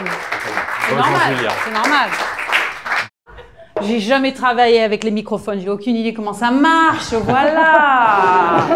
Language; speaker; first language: French; early bilingual, heritage; English